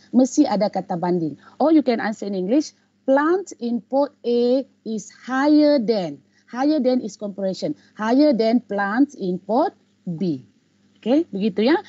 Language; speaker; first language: English; non-native, local second language; Malay